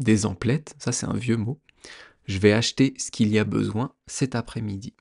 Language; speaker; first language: French; native; French